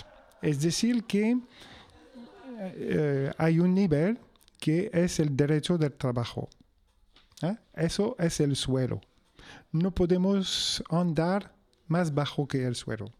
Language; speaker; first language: Spanish; non-native, fluent; French